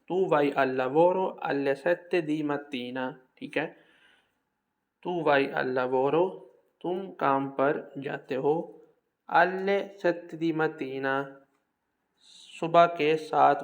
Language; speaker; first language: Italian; non-native, fluent; Urdu